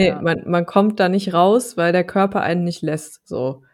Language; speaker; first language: German; native; German